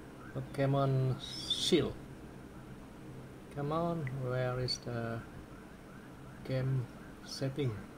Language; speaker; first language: English; non-native, local second language; Malay